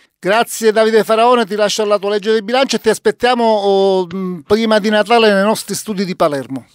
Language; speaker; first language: Italian; native; Italian